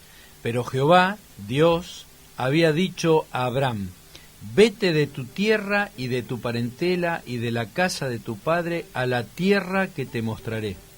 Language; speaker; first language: Spanish; native; Spanish